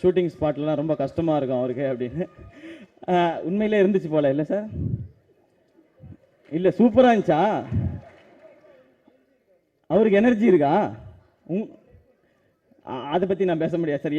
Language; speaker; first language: Tamil; native; Tamil